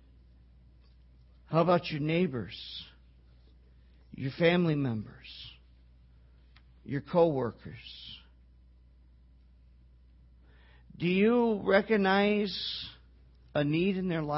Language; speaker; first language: English; native; English